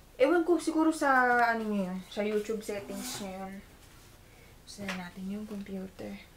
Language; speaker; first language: Filipino; native; Filipino